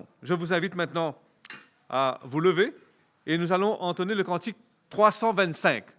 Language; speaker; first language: French; native; French